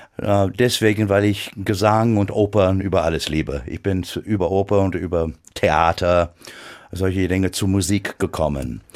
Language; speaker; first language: German; non-native, fluent; English